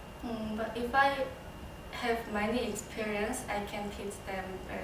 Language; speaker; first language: English; non-native, learner; Korean